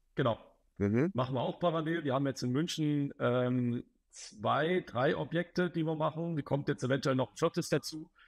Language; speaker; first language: German; native; German